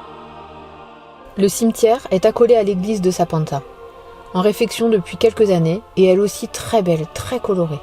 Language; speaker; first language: French; native; French